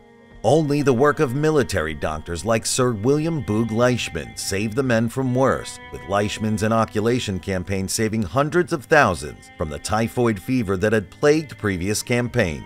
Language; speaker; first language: English; native; English